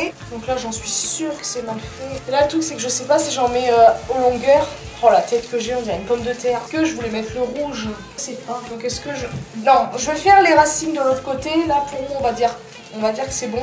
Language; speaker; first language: French; native; French